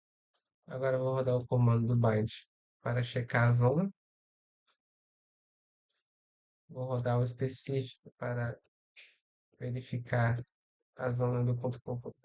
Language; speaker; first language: Portuguese; native; Portuguese